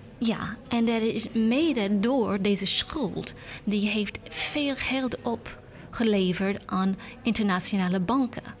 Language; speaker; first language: Dutch; non-native, learner; English